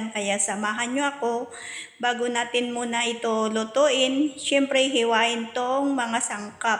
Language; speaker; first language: Filipino; non-native, local second language; Cebuano